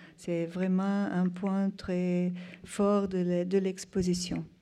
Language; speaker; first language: French; non-native, fluent; Portuguese